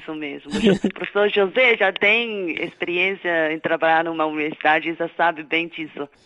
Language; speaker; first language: Portuguese; non-native, fluent; Chinese